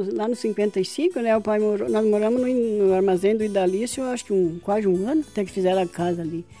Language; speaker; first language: Portuguese; native; Portuguese